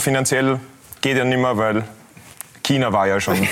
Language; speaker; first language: German; native; German